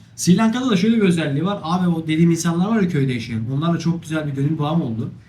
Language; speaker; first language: Turkish; native; Turkish